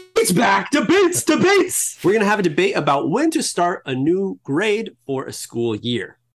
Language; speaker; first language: English; native; English